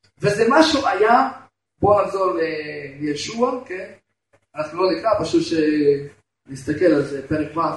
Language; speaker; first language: Hebrew; non-native, fluent; Russian